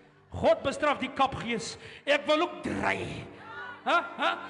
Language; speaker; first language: Afrikaans; native; Afrikaans